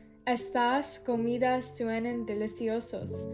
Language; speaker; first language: Spanish; non-native, learner; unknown